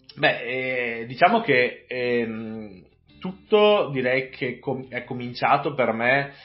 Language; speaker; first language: Italian; native; Italian